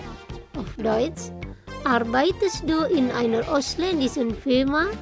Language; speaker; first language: German; non-native, fluent; Indonesian